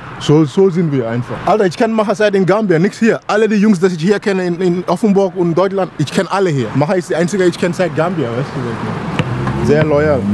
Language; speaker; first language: German; non-native, learner; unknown